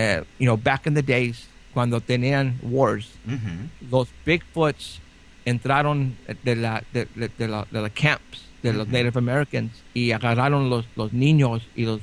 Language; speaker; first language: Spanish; early bilingual, heritage; Spanish